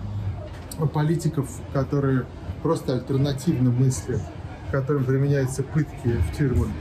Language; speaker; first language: Russian; native; Russian